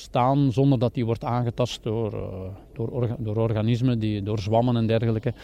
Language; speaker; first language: Dutch; native; Dutch